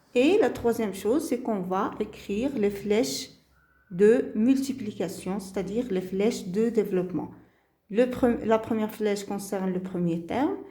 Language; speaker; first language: French; non-native, local second language; Arabic